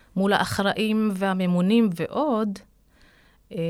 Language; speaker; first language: Hebrew; non-native, local second language; Arabic